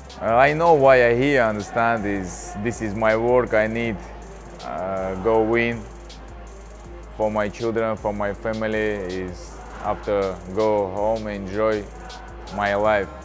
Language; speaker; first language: English; non-native, learner; Russian